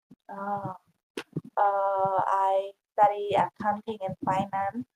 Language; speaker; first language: English; non-native, learner; Khmer